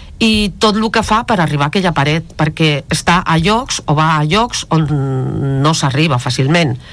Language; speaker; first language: Catalan; non-native, local second language; Spanish